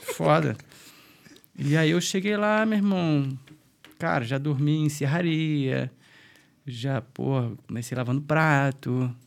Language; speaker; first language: Portuguese; native; Portuguese